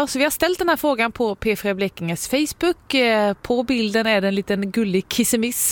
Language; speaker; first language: Swedish; native; Swedish